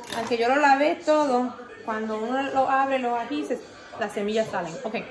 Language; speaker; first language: Spanish; native; Spanish